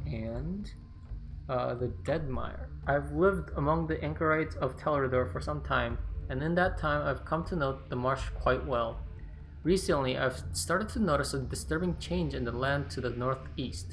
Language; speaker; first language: English; native; English